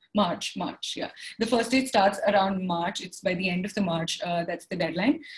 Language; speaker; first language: English; non-native, local second language; Hindi